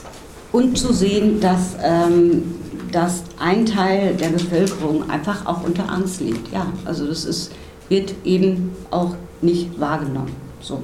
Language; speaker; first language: German; native; German